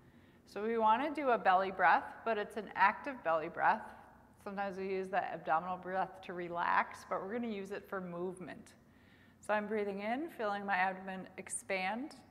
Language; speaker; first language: English; native; English